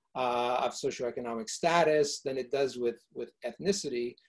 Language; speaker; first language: English; early bilingual, other home language; Italian